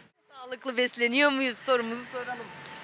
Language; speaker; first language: Turkish; native; Turkish